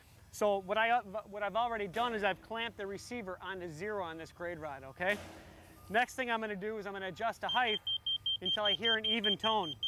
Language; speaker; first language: English; native; English